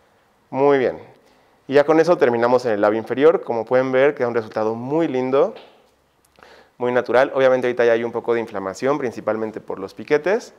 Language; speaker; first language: Spanish; native; Spanish